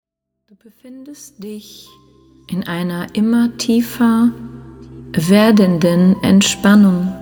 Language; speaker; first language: German; native; German